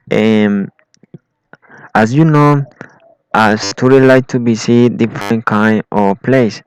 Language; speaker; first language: English; non-native, learner; Spanish